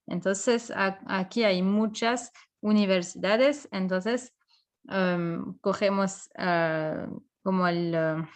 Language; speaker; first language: Spanish; non-native, fluent; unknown